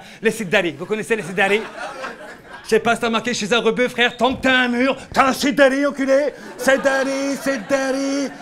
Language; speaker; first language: French; native; French